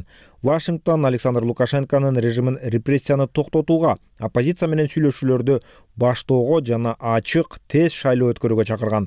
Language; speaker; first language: Kyrgyz; native; Kyrgyz